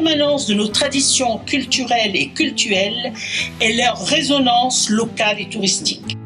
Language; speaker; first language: French; native; French